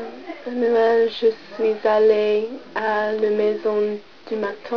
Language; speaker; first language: French; non-native, learner; English